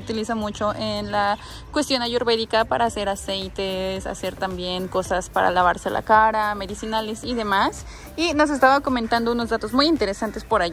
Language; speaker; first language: Spanish; native; Spanish